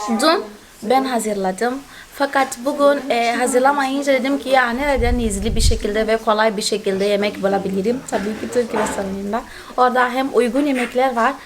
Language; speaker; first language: Turkish; non-native, fluent; Portuguese